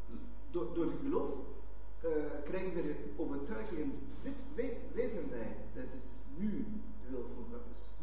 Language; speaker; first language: Dutch; non-native, fluent; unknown